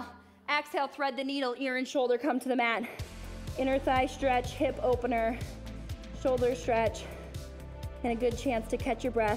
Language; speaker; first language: English; native; English